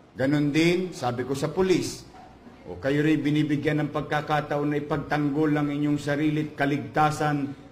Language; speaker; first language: Filipino; native; Filipino